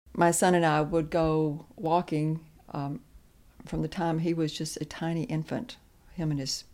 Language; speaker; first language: English; native; English